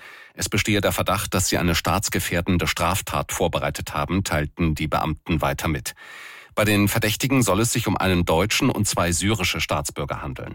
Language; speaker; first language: German; native; German